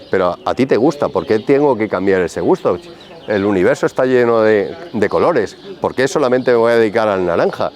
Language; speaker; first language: Spanish; native; Spanish